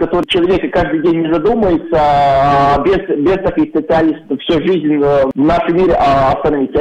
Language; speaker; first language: Russian; non-native, local second language; Latvian